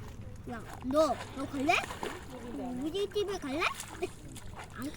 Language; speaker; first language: Korean; non-native, local second language; Mongolian